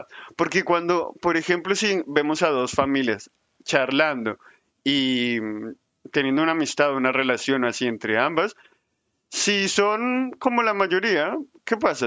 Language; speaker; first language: Spanish; native; Spanish